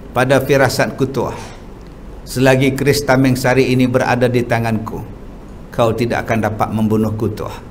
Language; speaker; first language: Malay; native; Malay